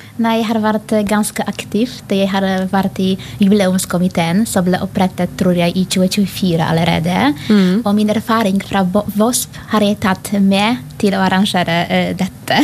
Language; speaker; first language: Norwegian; non-native, fluent; Filipino